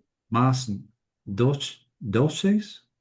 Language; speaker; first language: Spanish; non-native, learner; English